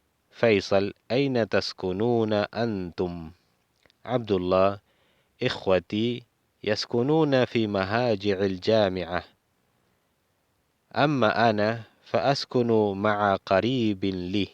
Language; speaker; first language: Arabic; non-native, fluent; Spanish